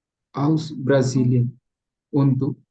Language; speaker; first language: German; non-native, learner; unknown